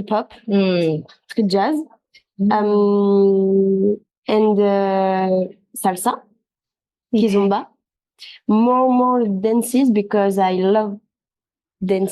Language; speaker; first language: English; non-native, learner; French